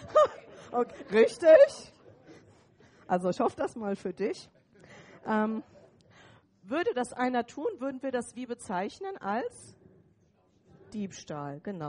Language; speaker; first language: German; native; German